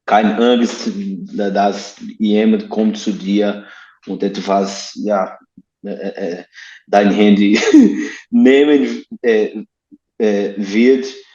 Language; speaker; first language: German; non-native, learner; Portuguese